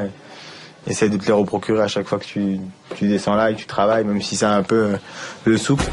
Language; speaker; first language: French; native; French